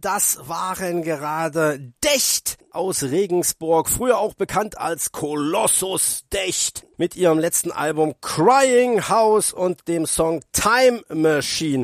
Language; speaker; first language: German; native; German